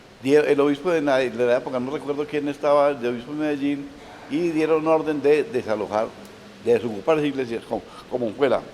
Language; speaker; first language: Spanish; native; Spanish